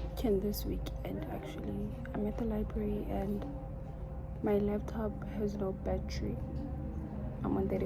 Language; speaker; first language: English; non-native, local second language; Zulu